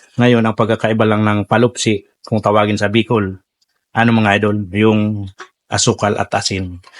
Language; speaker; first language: Filipino; non-native, local second language; Bikol